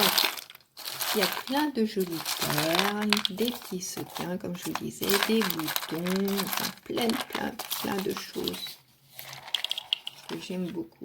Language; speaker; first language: French; native; French